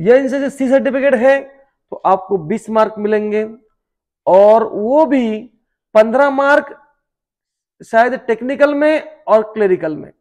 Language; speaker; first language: Hindi; non-native, local second language; Marathi